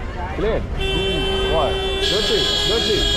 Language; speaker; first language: English; non-native, learner; Arabic